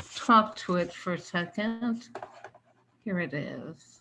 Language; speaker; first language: English; native; English